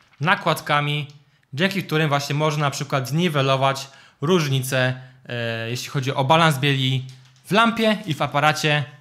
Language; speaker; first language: Polish; native; Polish